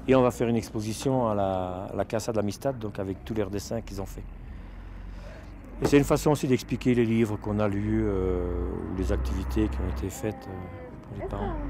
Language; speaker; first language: French; native; French